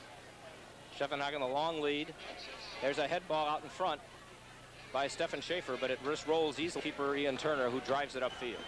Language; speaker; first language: English; native; English